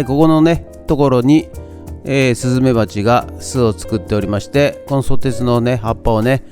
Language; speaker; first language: Japanese; native; Japanese